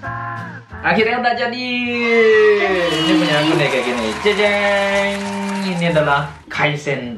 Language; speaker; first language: Indonesian; native; Indonesian